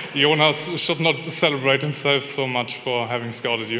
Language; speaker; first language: English; non-native, fluent; German